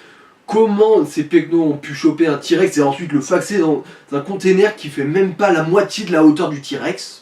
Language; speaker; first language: French; native; French